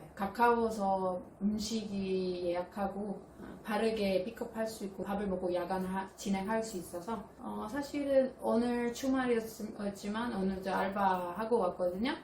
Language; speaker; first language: Korean; non-native, fluent; Italian